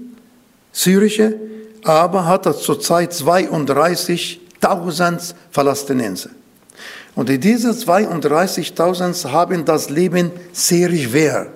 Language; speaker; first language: German; non-native, fluent; Arabic